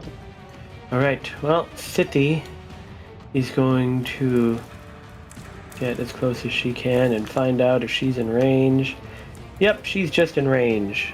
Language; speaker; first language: English; native; English